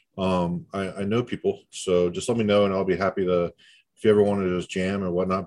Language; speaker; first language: English; native; English